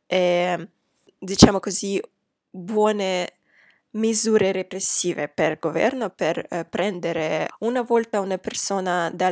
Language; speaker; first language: Italian; non-native, fluent; Russian